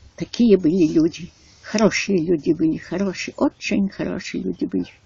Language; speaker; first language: Russian; non-native, local second language; Ukrainian